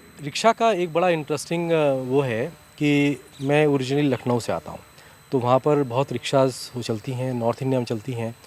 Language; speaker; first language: Hindi; native; Hindi